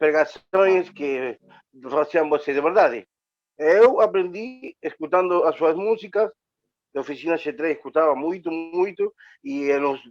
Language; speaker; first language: Portuguese; non-native, learner; Spanish